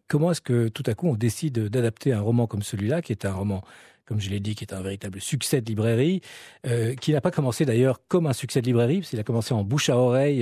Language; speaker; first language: French; native; French